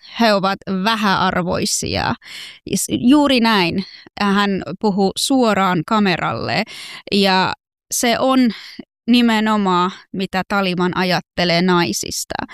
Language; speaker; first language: Finnish; non-native, fluent; Persian